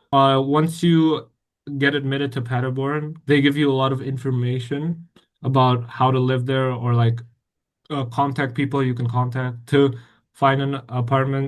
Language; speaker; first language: English; non-native, fluent; Indonesian